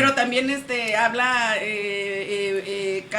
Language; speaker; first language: Spanish; native; Spanish